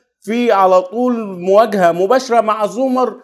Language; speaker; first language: Arabic; native; Arabic